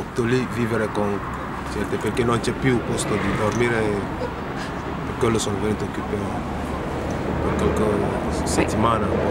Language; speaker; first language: Italian; non-native, learner; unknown